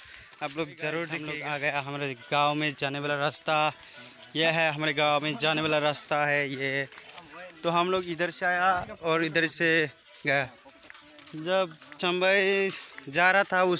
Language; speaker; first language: Hindi; non-native, local second language; Assamese